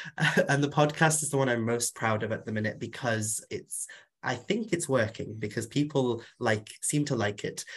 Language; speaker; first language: English; non-native, local second language; Welsh